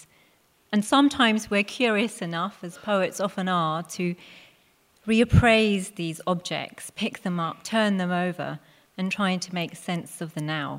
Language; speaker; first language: English; non-native, local second language; Punjabi